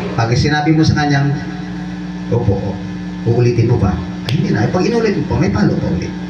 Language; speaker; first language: Filipino; non-native, local second language; Bikol